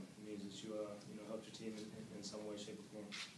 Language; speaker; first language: English; native; English